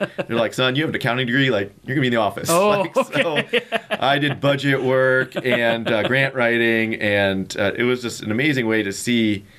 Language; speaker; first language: English; native; English